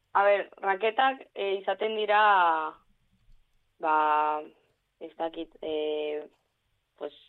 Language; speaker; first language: Basque; non-native, local second language; Spanish